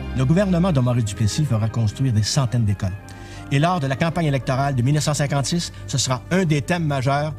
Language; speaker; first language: French; native; French